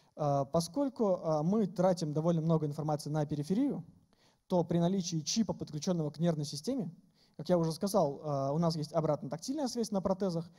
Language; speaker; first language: Russian; native; Russian